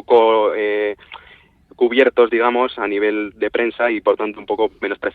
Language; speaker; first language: Spanish; native; Spanish